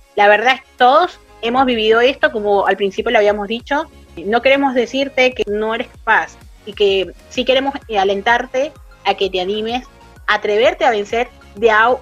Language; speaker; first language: Spanish; native; Spanish